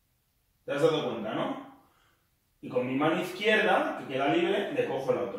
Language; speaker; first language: Spanish; native; Spanish